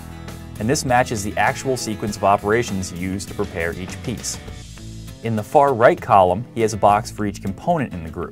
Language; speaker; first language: English; native; English